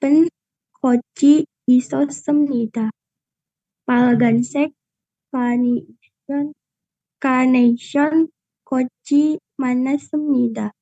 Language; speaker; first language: Korean; non-native, learner; Indonesian